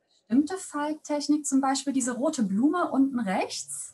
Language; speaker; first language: German; native; German